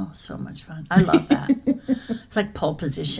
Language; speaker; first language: English; native; English